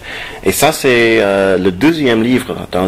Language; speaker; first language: French; non-native, fluent; English